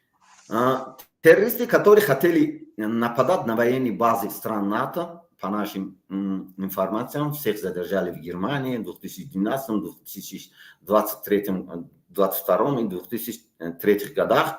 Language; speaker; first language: Russian; non-native, local second language; Tajik